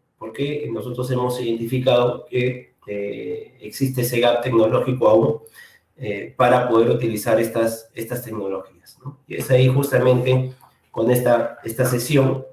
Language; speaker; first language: Spanish; native; Spanish